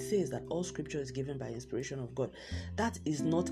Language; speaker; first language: English; non-native, local second language; Yoruba